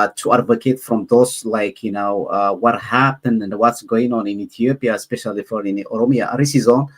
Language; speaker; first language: English; non-native, learner; Amharic